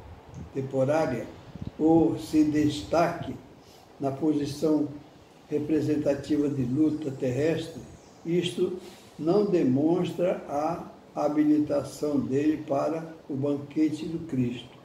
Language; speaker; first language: Portuguese; native; Portuguese